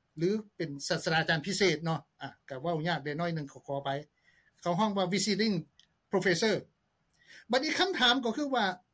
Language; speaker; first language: Lao; native; Lao